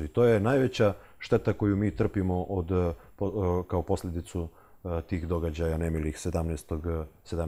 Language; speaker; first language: Serbian; native; Serbian